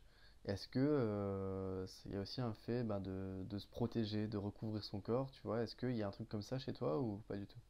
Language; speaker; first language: French; native; French